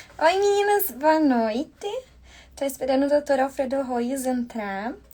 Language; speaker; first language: Portuguese; native; Portuguese